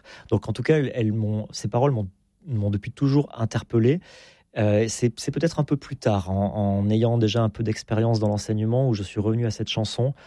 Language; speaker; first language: French; native; French